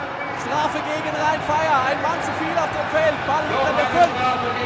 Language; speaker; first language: German; native; German